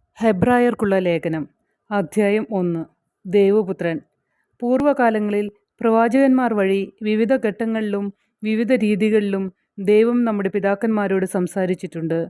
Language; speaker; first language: Malayalam; native; Malayalam